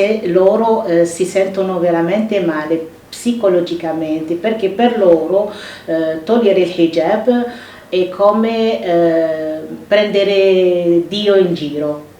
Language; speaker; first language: Italian; non-native, fluent; Arabic